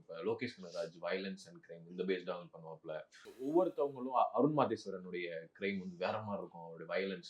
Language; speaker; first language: Tamil; native; Tamil